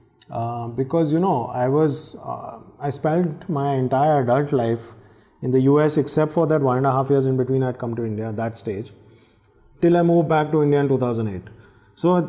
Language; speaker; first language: English; non-native, local second language; Hindi